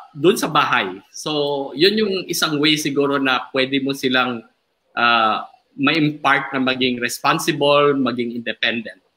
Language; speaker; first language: Filipino; non-native, local second language; Bikol